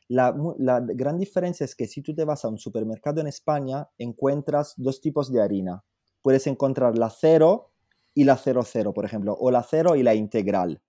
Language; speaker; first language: Spanish; non-native, fluent; Italian